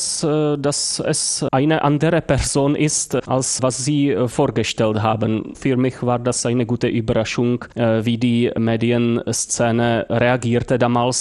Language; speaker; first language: German; non-native, fluent; Czech